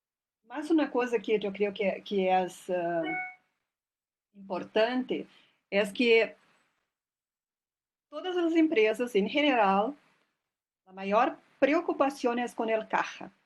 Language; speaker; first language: Spanish; non-native, fluent; Portuguese